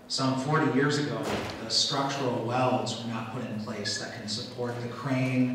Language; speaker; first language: English; native; English